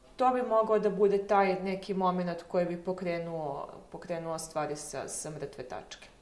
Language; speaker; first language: Serbian; native; Serbian